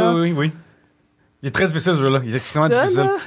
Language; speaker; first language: French; native; French